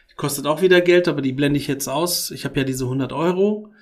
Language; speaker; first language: German; early bilingual, other home language; Arabic